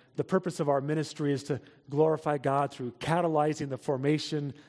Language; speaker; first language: English; native; English